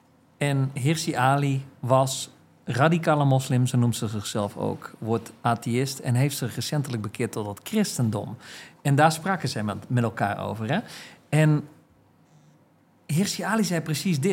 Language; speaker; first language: Dutch; native; Dutch